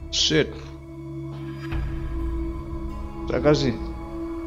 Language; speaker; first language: English; non-native, learner; Bodo